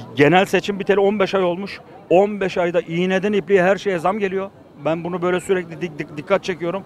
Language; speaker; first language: Turkish; native; Turkish